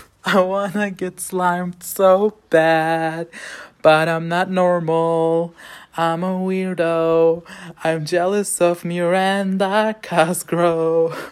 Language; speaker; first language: English; non-native, fluent; Turkish